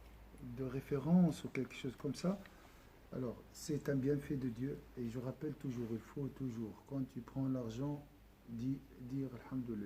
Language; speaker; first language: French; non-native, local second language; Arabic